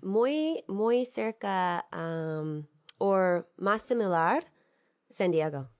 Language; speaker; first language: Spanish; non-native, learner; English